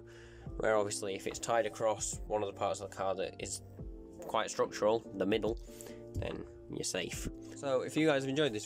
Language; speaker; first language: English; native; English